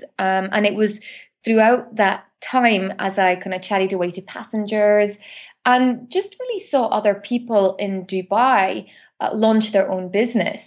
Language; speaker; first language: English; native; English